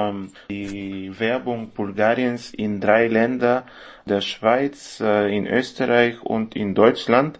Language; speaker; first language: German; non-native, fluent; Bulgarian